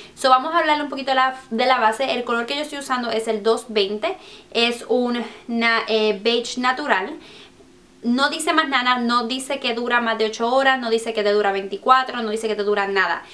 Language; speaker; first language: Spanish; early bilingual, heritage; Spanish